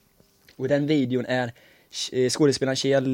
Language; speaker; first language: Swedish; native; Swedish